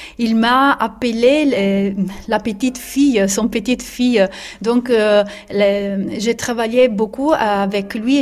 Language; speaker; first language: French; non-native, learner; Italian